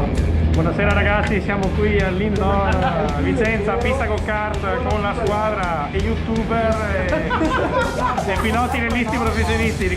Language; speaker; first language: Italian; native; Italian